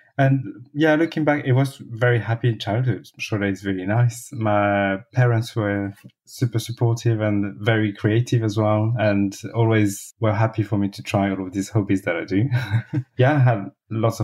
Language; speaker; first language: English; non-native, fluent; French